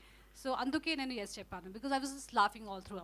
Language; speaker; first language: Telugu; non-native, fluent; Hindi